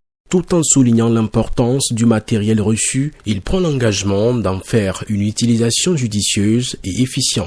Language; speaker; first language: French; native; French